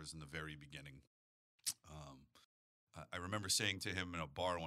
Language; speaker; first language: English; native; English